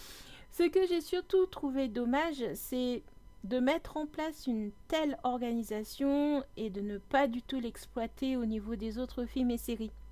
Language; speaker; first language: French; native; French